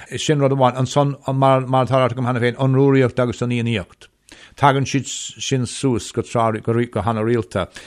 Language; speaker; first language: Irish; native; Irish